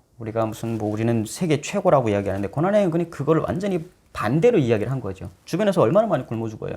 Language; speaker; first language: Korean; native; Korean